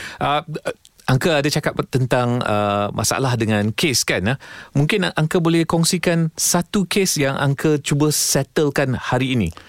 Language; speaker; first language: Malay; non-native, local second language; Tamil